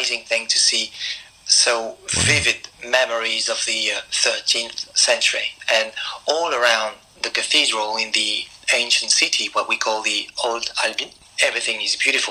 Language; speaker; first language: English; non-native, fluent; French